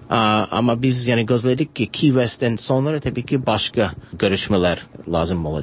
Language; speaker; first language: Turkish; non-native, fluent; English